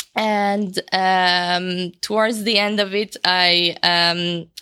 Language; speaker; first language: English; non-native, fluent; Persian